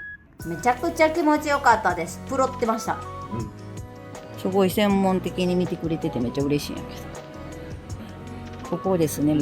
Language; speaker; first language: Japanese; native; Japanese